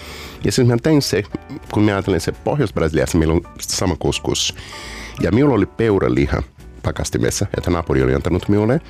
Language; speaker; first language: Finnish; non-native, fluent; Portuguese